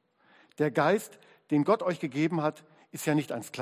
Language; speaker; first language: German; native; German